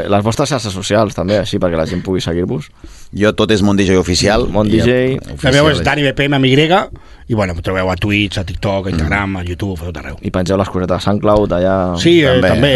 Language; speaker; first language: Catalan; native; Catalan